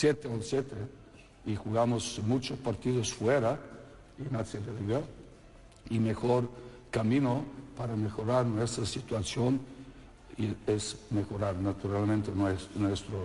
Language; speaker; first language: Spanish; non-native, fluent; Serbian